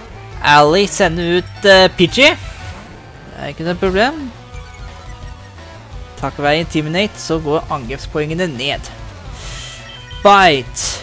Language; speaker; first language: Norwegian; native; Norwegian